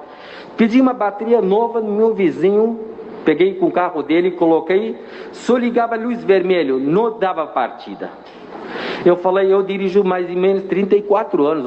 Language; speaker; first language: Portuguese; non-native, fluent; Arabic